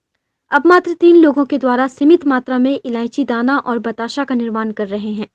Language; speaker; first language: Hindi; native; Hindi